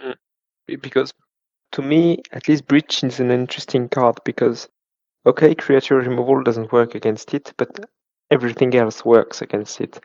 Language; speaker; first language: English; non-native, fluent; French